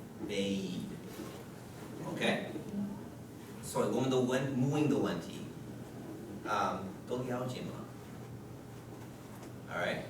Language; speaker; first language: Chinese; non-native, fluent; English